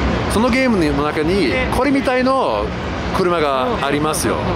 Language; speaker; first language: Japanese; non-native, fluent; English